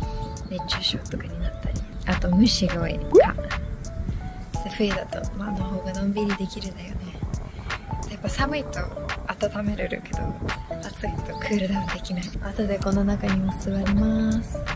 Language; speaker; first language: Japanese; non-native, fluent; English